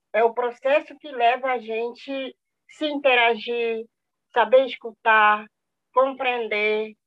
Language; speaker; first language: Portuguese; non-native, local second language; Guarani